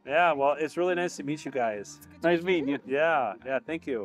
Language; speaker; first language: English; native; English